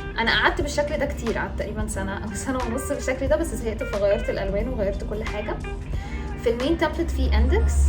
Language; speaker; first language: Egyptian Arabic; native; Egyptian Arabic